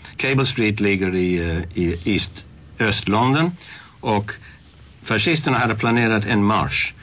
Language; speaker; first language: Swedish; non-native, fluent; English